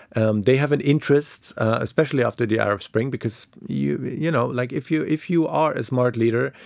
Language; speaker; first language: English; non-native, fluent; German